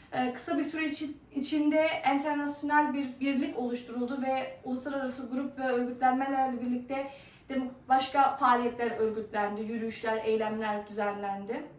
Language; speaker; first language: Turkish; early bilingual, heritage; Turkish